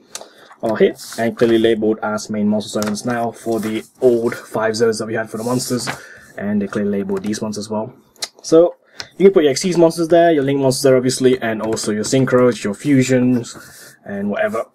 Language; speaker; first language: English; native; English